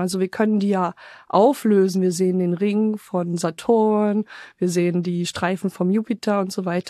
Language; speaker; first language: German; native; German